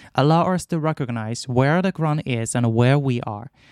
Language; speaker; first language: English; non-native, fluent; Japanese